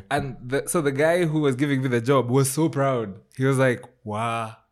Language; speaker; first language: English; non-native, local second language; Gusii